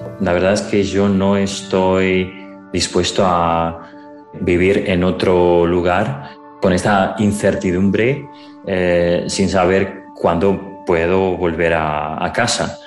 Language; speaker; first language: Spanish; non-native, fluent; Ukrainian